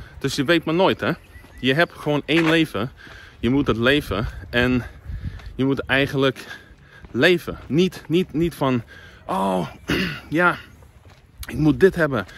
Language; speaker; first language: Dutch; non-native, fluent; English